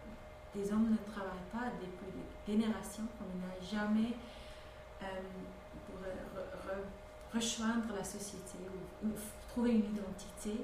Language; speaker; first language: French; non-native, fluent; English